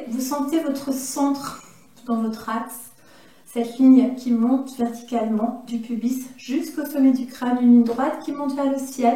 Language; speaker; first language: French; native; French